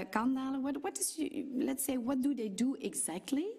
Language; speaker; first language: English; non-native, fluent; Dutch